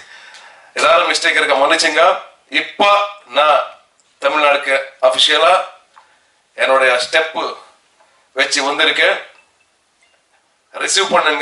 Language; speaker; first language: Tamil; non-native, learner; Kannada